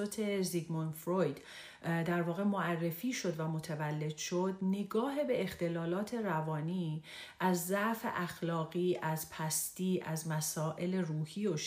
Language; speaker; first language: Persian; native; Persian